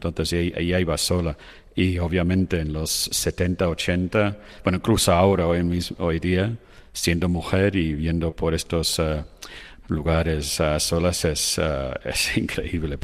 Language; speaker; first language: Spanish; non-native, fluent; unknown